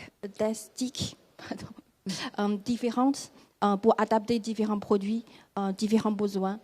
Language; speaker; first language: French; non-native, fluent; Chinese